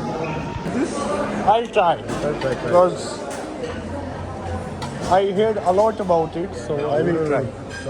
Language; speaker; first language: English; non-native, learner; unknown